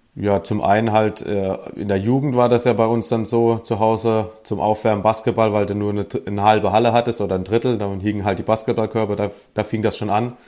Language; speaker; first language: German; native; German